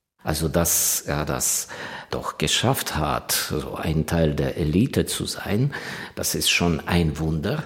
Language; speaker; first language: German; non-native, fluent; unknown